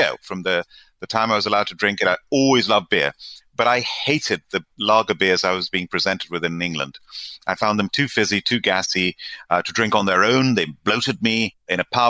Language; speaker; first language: English; non-native, local second language; Gujarati